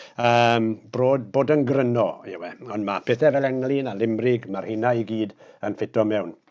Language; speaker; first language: Welsh; native; Welsh